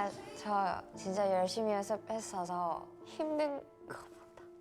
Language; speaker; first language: Korean; non-native, fluent; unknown